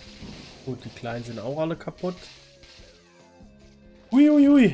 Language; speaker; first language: German; native; German